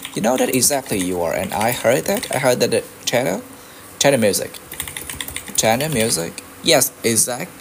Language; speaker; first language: English; non-native, fluent; Vietnamese